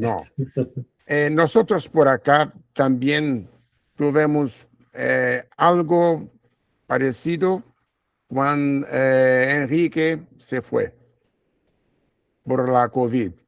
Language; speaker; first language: Spanish; non-native, learner; Portuguese